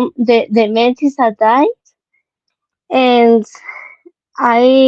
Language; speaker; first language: English; non-native, learner; Spanish